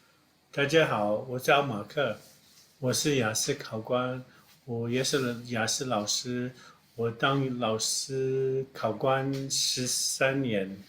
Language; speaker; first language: Chinese; non-native, fluent; English